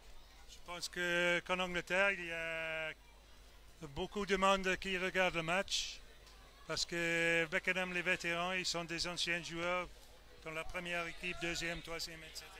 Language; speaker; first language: French; non-native, fluent; English